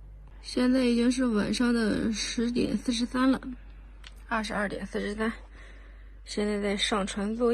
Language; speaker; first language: Chinese; native; Chinese